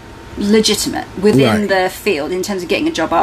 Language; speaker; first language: English; native; English